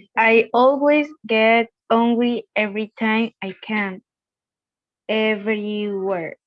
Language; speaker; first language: English; non-native, learner; Spanish